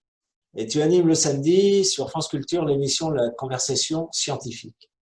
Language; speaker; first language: French; native; French